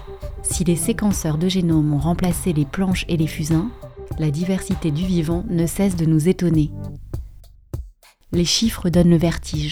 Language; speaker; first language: French; native; French